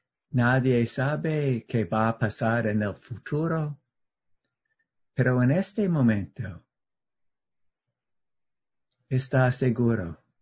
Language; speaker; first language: Spanish; non-native, learner; English